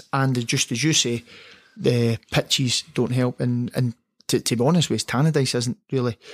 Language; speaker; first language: English; native; English